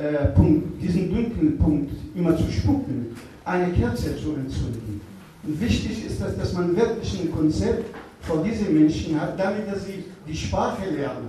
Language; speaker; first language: German; non-native, fluent; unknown